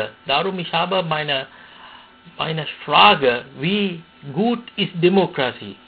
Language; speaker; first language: German; non-native, fluent; Sinhala